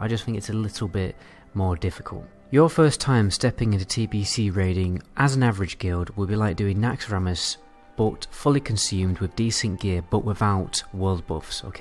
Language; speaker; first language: English; native; English